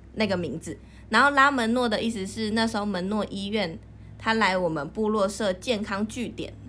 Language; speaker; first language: Chinese; native; Chinese